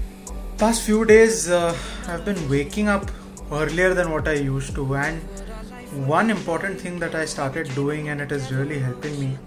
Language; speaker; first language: English; non-native, local second language; Hindi